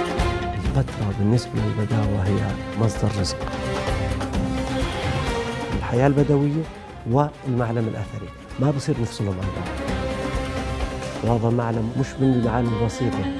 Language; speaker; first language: Arabic; native; Arabic